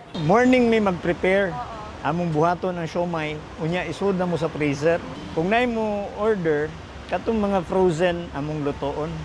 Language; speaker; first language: Cebuano; native; Cebuano